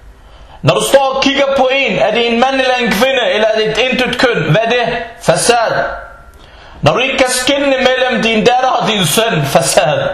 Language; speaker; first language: Danish; non-native, fluent; Arabic